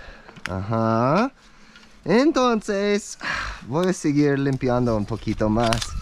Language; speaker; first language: Spanish; non-native, learner; English